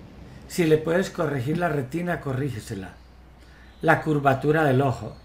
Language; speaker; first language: Spanish; native; Spanish